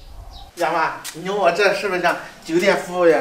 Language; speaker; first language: Chinese; native; Chinese